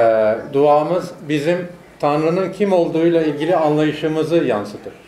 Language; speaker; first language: Turkish; native; Turkish